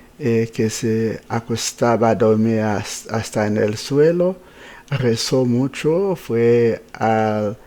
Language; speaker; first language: Spanish; non-native, fluent; Haitian Creole